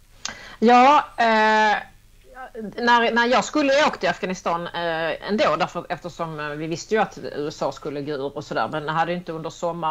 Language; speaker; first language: Swedish; native; Swedish